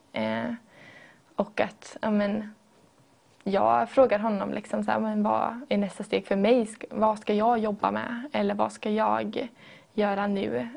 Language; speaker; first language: Swedish; native; Swedish